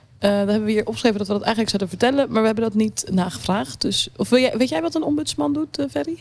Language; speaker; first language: Dutch; native; Dutch